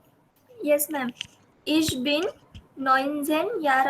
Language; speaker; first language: German; non-native, learner; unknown